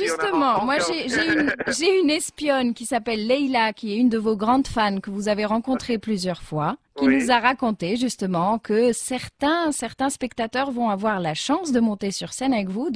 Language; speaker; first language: French; non-native, local second language; Arabic